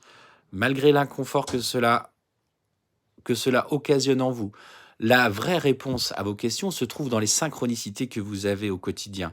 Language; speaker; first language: French; native; French